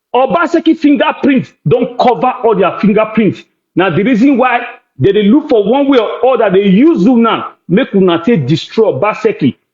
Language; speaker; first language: Nigerian Pidgin; non-native, local second language; Bini